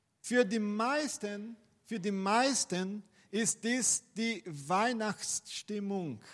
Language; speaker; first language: German; non-native, fluent; Portuguese